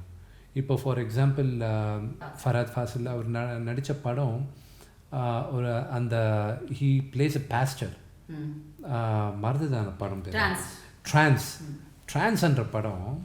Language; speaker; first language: Tamil; non-native, local second language; Telugu